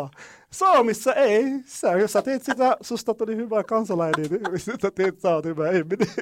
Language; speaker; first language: Finnish; non-native, learner; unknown